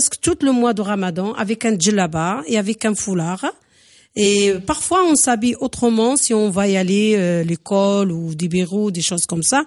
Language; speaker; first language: French; non-native, fluent; Arabic